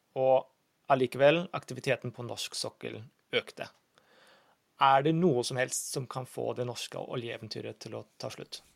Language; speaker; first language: Norwegian; non-native, fluent; German